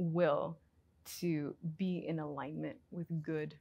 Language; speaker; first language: English; native; English